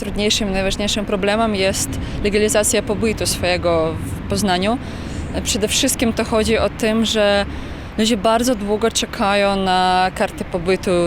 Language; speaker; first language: Polish; non-native, fluent; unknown